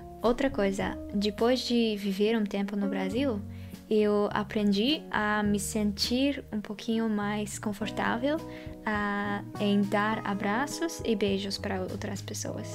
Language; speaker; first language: Portuguese; non-native, fluent; Dutch